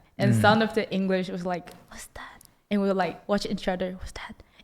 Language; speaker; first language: English; non-native, learner; Chinese